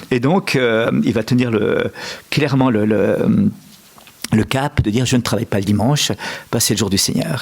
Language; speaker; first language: French; native; French